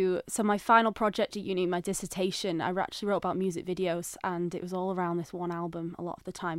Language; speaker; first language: English; native; English